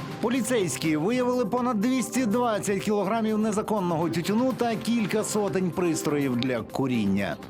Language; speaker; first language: Ukrainian; native; Ukrainian